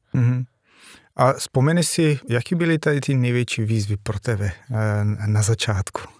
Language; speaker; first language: Czech; non-native, fluent; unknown